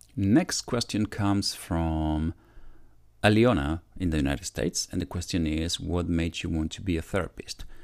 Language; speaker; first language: English; non-native, fluent; Spanish